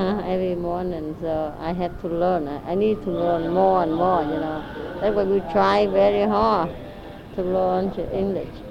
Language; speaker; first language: English; non-native, learner; Vietnamese